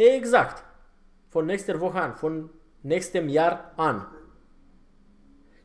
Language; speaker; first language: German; non-native, fluent; Romanian